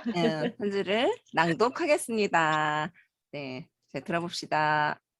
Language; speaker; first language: Korean; native; Korean